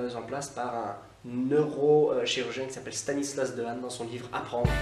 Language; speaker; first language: French; native; French